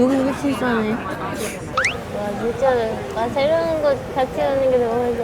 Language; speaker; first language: Korean; non-native, fluent; Dutch